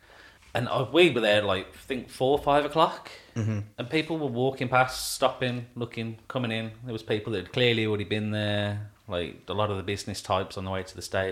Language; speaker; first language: English; native; English